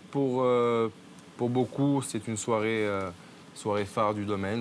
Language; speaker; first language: French; native; French